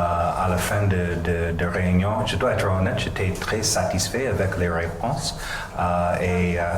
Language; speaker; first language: French; non-native, fluent; English